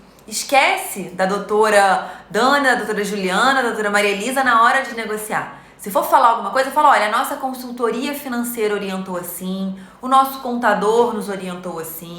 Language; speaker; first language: Portuguese; native; Portuguese